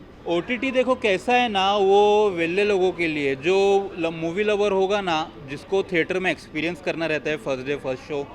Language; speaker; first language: Hindi; native; Hindi